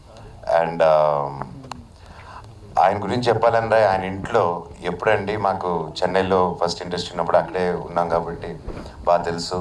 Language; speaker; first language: Telugu; native; Telugu